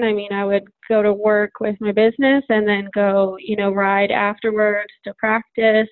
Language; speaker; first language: English; native; English